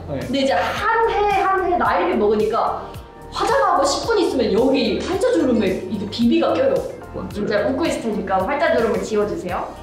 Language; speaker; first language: Korean; native; Korean